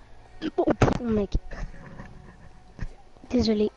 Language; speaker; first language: French; native; French